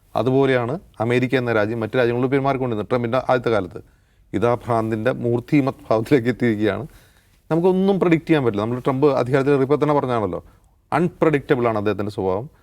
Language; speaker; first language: Malayalam; native; Malayalam